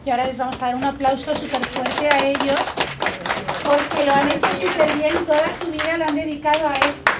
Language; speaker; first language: Spanish; native; Spanish